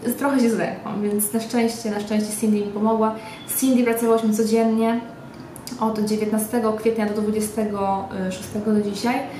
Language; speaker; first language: Polish; native; Polish